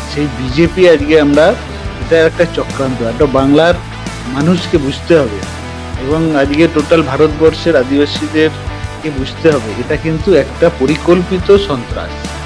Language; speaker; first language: Bangla; non-native, local second language; Santali